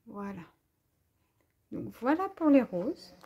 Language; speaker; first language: French; native; French